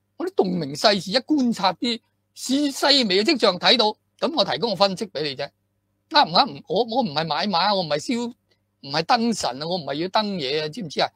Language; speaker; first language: Chinese; non-native, local second language; Cantonese